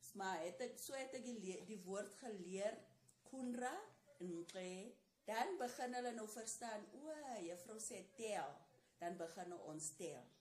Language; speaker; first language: Afrikaans; non-native, local second language; Xhosa